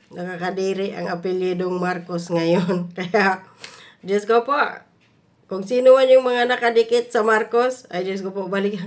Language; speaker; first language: Filipino; non-native, local second language; Cebuano